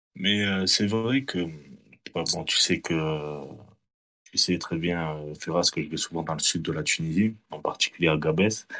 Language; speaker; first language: French; native; French